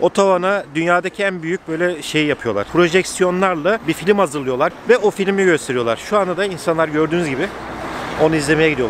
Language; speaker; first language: Turkish; native; Turkish